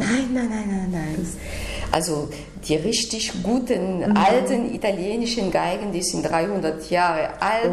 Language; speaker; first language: German; non-native, fluent; French